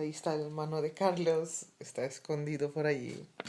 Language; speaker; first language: Spanish; non-native, fluent; Papiamento